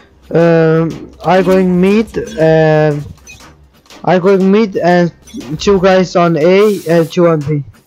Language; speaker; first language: English; non-native, learner; Serbian